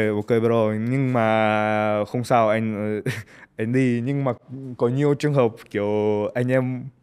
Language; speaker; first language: Vietnamese; early bilingual, heritage; Russian